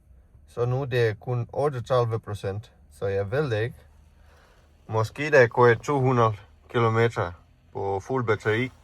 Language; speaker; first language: Danish; non-native, learner; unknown